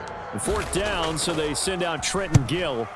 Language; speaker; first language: English; native; English